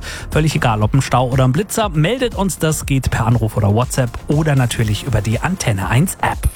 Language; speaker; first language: German; native; German